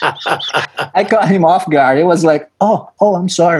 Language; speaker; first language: English; non-native, fluent; Portuguese